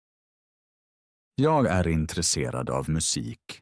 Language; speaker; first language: Swedish; non-native, fluent; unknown